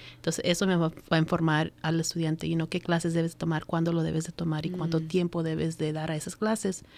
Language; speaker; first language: Spanish; early bilingual, heritage; Spanish